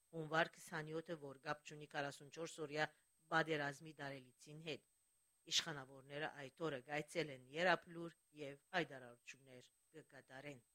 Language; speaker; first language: Armenian; early bilingual, heritage; Armenian